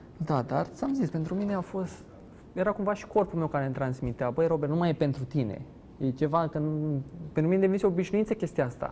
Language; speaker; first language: Romanian; native; Romanian